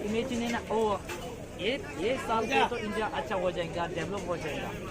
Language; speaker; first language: Hindi; non-native, learner; Tibetan